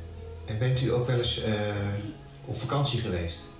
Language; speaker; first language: Dutch; native; Dutch